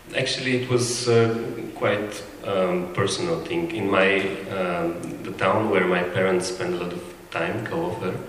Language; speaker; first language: English; non-native, fluent; Bulgarian